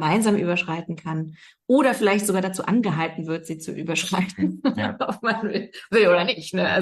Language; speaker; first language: German; native; German